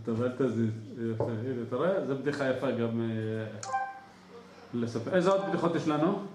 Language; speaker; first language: Hebrew; native; Hebrew